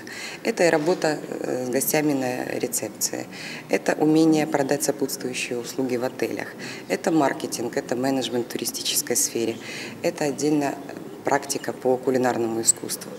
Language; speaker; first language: Russian; native; Russian